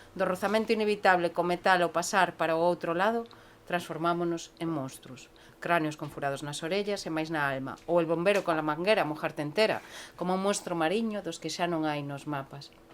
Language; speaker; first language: Galician; non-native, local second language; Spanish